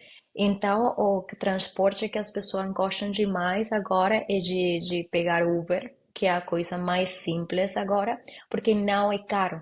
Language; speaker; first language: Portuguese; non-native, learner; Spanish